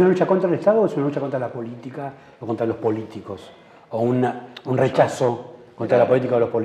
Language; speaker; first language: Spanish; native; Spanish